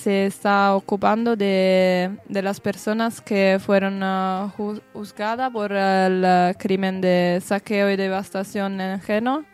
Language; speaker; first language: Spanish; non-native, learner; Italian